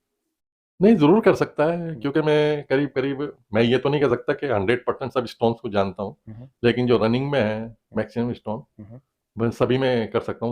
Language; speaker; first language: Hindi; native; Hindi